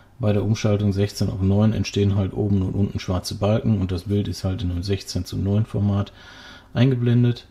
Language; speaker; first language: German; native; German